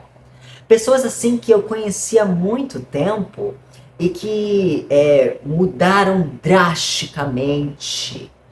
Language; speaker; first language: Portuguese; native; Portuguese